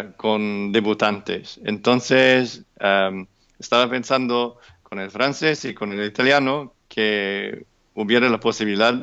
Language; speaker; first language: Spanish; non-native, fluent; English